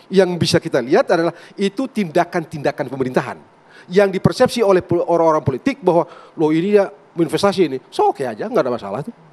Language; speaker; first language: Indonesian; native; Indonesian